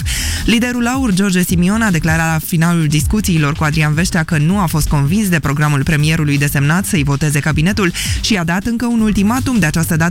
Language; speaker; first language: Romanian; native; Romanian